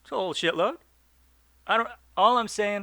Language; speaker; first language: English; native; English